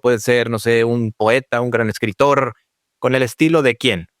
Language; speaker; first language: Spanish; native; Spanish